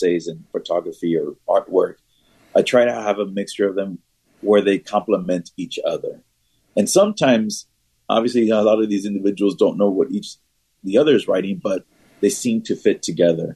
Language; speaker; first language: English; native; English